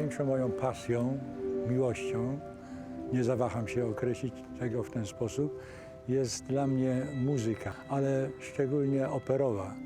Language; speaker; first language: Polish; native; Polish